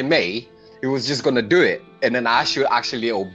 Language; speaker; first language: English; native; English